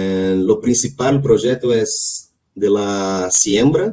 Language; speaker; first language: Spanish; non-native, learner; Portuguese